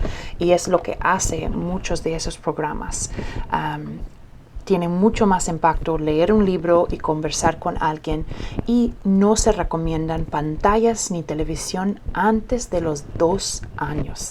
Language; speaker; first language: Spanish; early bilingual, heritage; Spanish